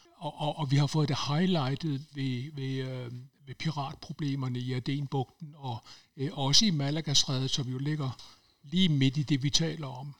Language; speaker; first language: Danish; native; Danish